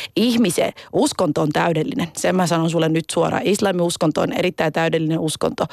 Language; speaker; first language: Finnish; early bilingual, other home language; Somali